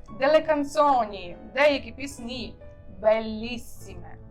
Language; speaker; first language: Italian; non-native, fluent; Ukrainian